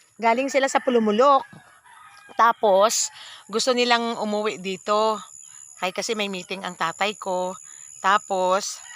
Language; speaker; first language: Filipino; non-native, local second language; Hiligaynon